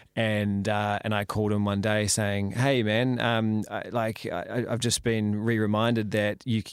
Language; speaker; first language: English; native; English